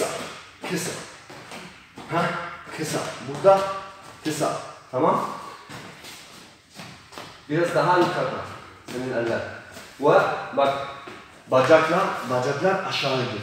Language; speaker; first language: Turkish; non-native, learner; Polish